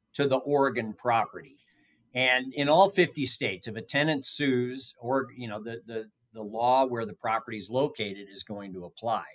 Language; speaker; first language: English; native; English